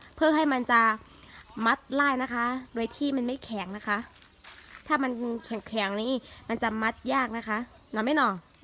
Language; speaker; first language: Thai; non-native, local second language; Khün